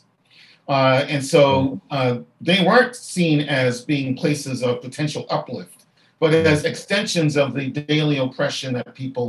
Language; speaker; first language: English; native; English